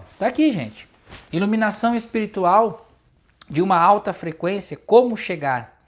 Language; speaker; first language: Portuguese; native; Portuguese